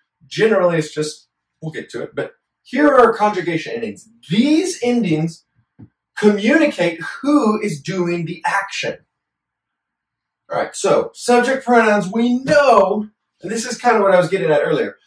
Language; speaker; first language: English; native; English